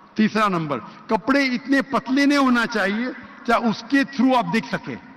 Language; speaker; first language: Urdu; non-native, local second language; Konkani